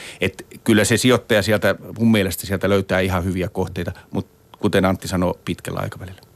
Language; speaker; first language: Finnish; native; Finnish